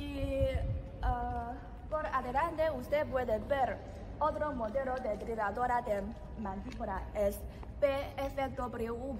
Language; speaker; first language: Spanish; non-native, learner; Chinese